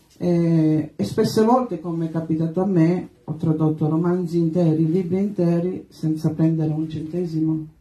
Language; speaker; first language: Italian; non-native, fluent; Croatian